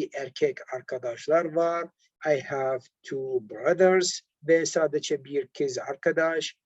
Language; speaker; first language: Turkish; non-native, learner; Arabic